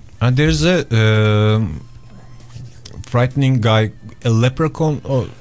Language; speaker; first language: English; non-native, fluent; Turkish